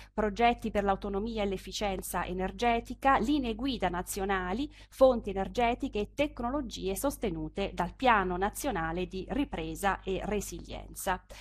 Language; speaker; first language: Italian; native; Italian